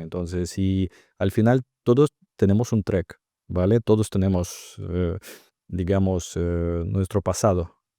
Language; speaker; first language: Spanish; non-native, fluent; Russian